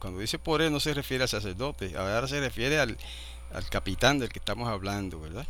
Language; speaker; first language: Spanish; native; Spanish